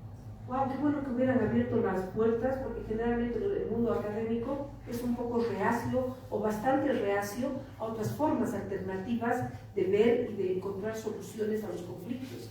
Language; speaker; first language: Spanish; native; Spanish